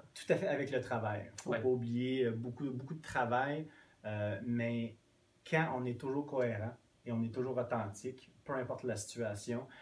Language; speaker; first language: French; non-native, fluent; English